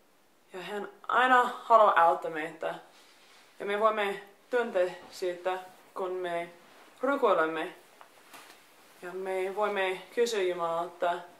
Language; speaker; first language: Finnish; non-native, fluent; English